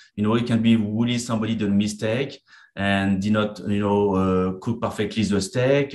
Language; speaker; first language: English; non-native, fluent; French